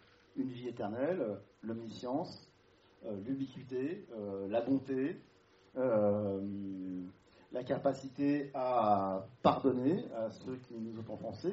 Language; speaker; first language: French; native; French